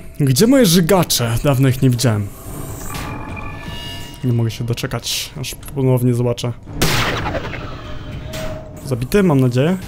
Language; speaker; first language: Polish; native; Polish